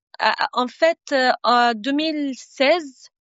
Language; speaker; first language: French; non-native, fluent; Arabic